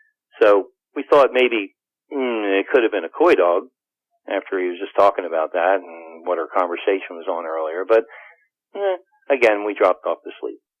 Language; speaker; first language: English; native; English